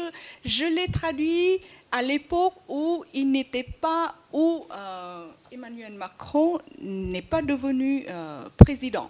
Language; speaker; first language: French; non-native, fluent; Vietnamese